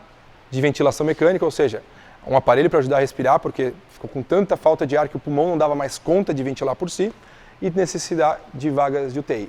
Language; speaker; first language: Portuguese; native; Portuguese